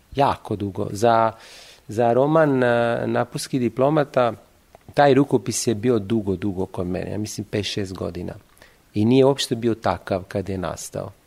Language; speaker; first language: Serbian; non-native, fluent; Italian